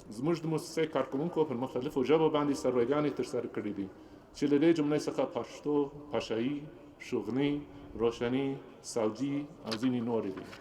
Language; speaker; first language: Pashto; non-native, fluent; English